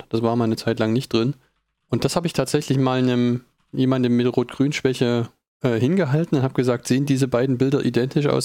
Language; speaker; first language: German; native; German